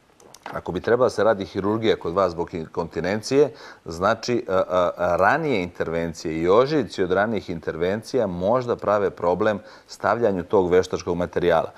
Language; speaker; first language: Croatian; native; Croatian